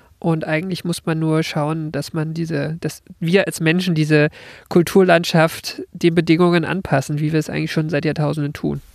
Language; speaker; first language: German; native; German